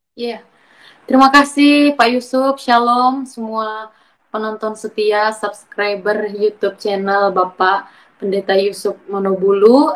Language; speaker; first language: Indonesian; native; Indonesian